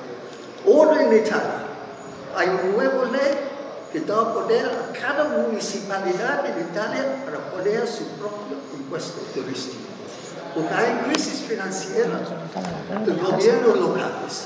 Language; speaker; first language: Spanish; non-native, fluent; English